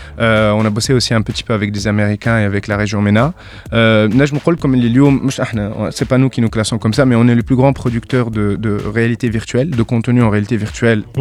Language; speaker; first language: French; non-native, local second language; Arabic